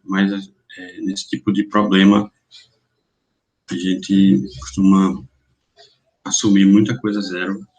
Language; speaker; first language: Portuguese; native; Portuguese